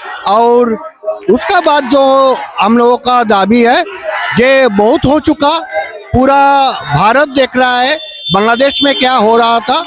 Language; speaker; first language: Hindi; non-native, local second language; Bangla